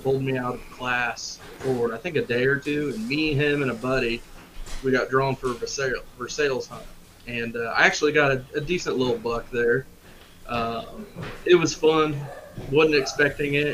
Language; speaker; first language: English; native; English